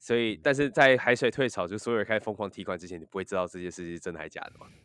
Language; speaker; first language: Chinese; native; Chinese